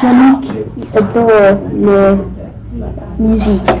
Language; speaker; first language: French; non-native, learner; English